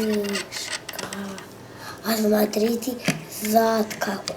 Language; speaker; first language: Russian; early bilingual, heritage; Russian